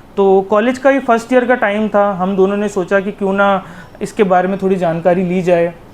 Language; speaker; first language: Hindi; native; Hindi